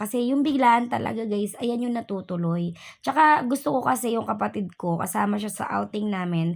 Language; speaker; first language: Filipino; native; Filipino